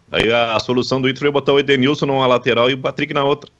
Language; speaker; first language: Portuguese; native; Portuguese